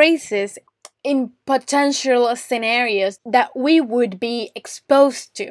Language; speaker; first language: English; non-native, fluent; Spanish